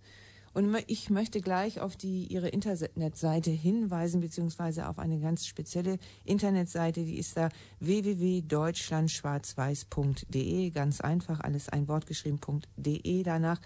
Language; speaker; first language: German; native; German